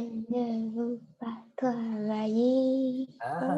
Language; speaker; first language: French; non-native, learner; Chinese